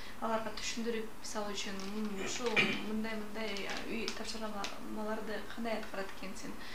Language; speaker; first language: Kyrgyz; non-native, local second language; Russian